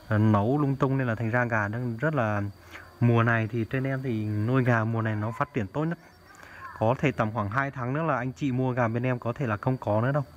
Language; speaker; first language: Vietnamese; non-native, local second language; Hmong